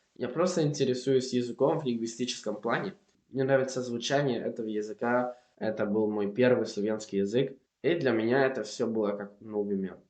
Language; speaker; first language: Russian; non-native, fluent; Spanish